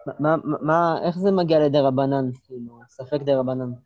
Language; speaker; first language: Hebrew; native; Hebrew